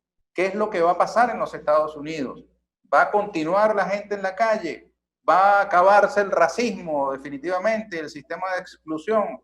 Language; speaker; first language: Spanish; native; Spanish